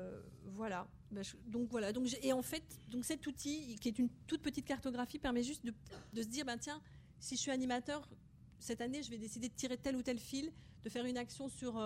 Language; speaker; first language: French; native; French